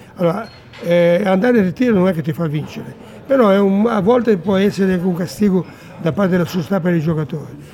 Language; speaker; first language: Italian; non-native, fluent; Portuguese